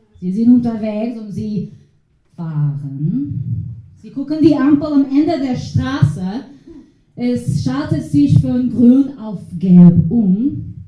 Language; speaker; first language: German; non-native, learner; Portuguese